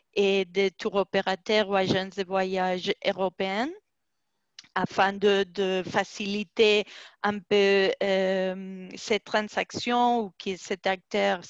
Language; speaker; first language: French; non-native, fluent; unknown